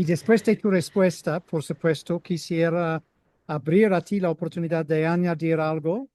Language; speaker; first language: Spanish; non-native, fluent; English